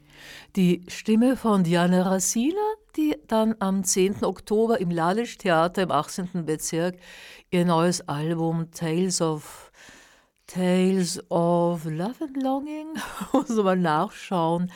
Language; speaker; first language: German; native; German